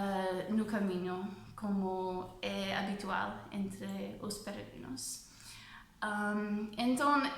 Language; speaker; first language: Portuguese; non-native, fluent; English